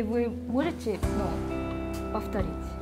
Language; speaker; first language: Russian; non-native, learner; Korean